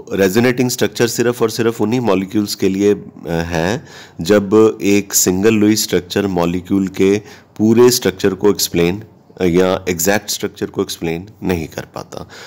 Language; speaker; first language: Hindi; native; Hindi